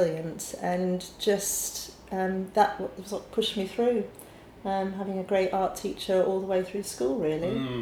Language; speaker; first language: English; native; English